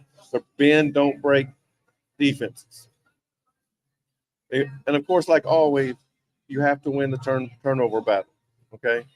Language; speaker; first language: English; native; English